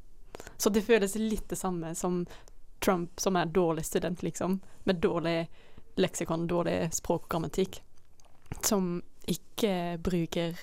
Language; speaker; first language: Norwegian; non-native, fluent; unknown